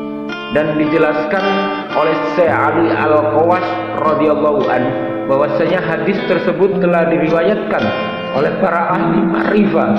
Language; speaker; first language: Indonesian; native; Indonesian